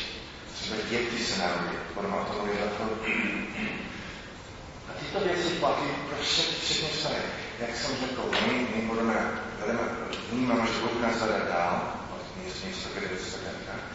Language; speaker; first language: Czech; non-native, fluent; English